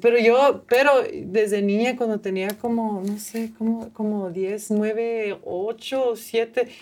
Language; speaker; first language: Spanish; early bilingual, heritage; Spanish